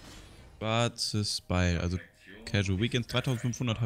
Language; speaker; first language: German; native; German